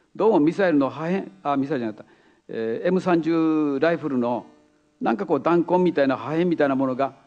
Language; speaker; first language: Japanese; native; Japanese